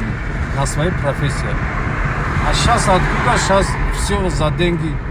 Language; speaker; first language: Russian; non-native, local second language; Tajik